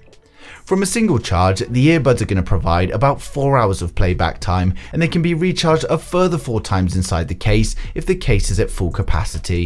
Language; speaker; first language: English; native; English